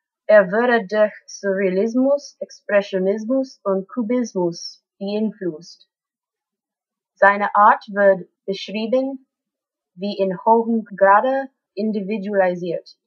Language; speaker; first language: German; non-native, learner; English